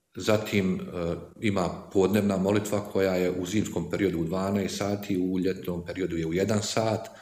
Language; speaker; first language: Croatian; native; Croatian